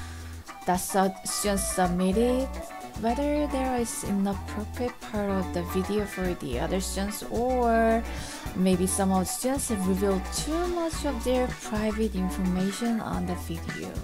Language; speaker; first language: English; non-native, fluent; Korean